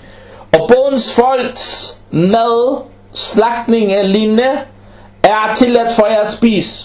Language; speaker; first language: Danish; non-native, fluent; Arabic